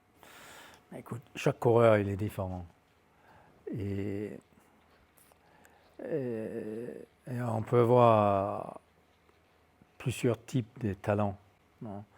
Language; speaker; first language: French; non-native, fluent; Danish